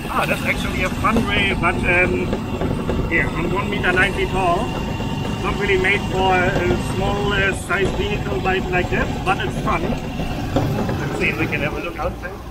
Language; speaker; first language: English; non-native, fluent; German